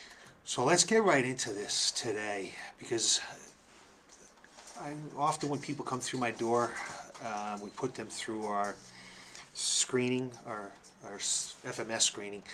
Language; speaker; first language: English; native; English